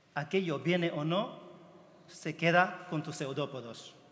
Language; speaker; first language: Spanish; non-native, fluent; Chinese